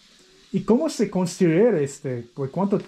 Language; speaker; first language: Spanish; non-native, learner; English